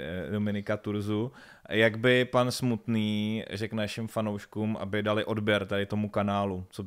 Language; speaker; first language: Czech; native; Czech